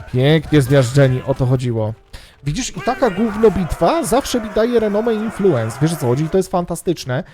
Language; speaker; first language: Polish; native; Polish